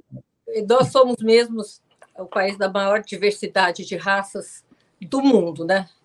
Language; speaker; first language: Portuguese; native; Portuguese